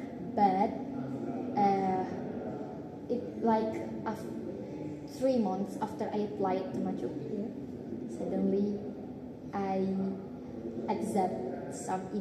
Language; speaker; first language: English; non-native, learner; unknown